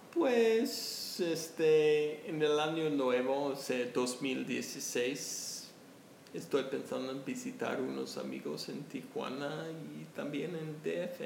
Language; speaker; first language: Spanish; non-native, fluent; English